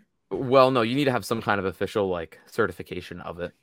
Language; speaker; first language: English; native; English